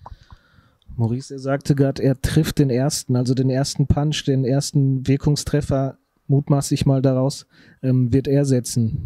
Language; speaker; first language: German; native; German